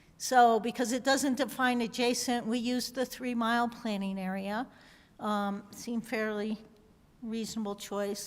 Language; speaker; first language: English; native; English